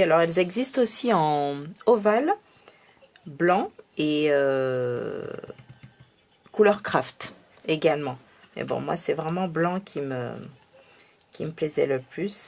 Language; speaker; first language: French; native; French